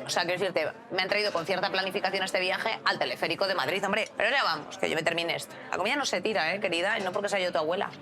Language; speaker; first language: Spanish; native; Spanish